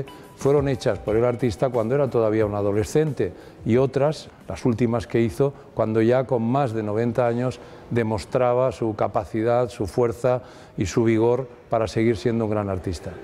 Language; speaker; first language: Spanish; native; Spanish